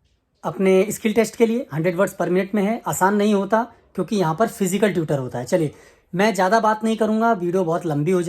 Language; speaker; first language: Hindi; native; Hindi